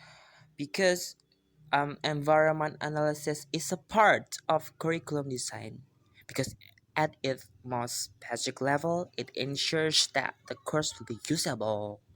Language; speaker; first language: English; non-native, learner; Indonesian